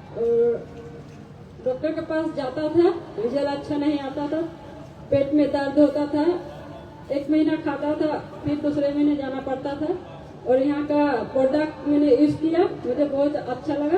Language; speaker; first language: Hindi; non-native, local second language; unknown